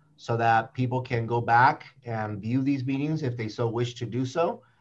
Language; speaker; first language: English; native; English